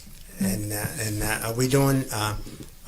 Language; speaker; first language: English; native; English